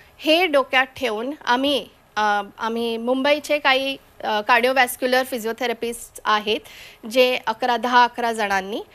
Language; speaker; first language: Marathi; non-native, local second language; Konkani